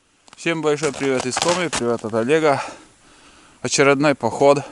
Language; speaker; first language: Russian; native; Russian